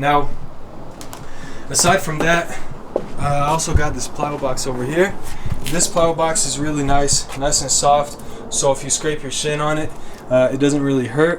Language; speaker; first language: English; native; English